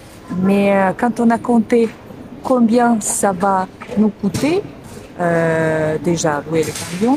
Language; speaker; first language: French; non-native, fluent; Russian